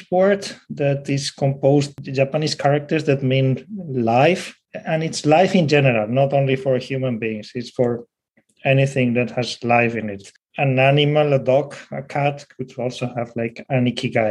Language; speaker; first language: English; non-native, fluent; Spanish